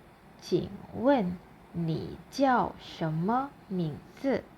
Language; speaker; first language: Chinese; non-native, fluent; Malay